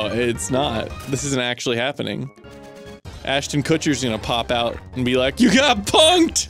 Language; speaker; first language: English; native; English